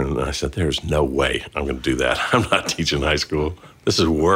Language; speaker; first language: English; native; English